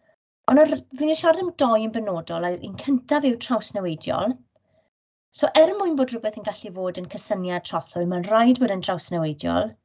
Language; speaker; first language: Welsh; native; Welsh